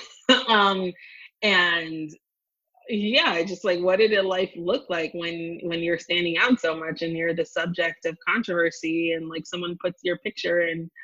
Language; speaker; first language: English; native; English